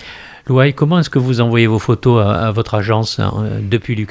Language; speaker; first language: French; native; French